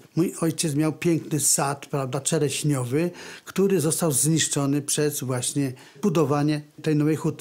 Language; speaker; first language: Polish; native; Polish